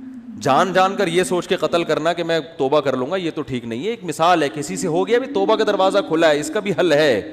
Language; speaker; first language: Urdu; native; Urdu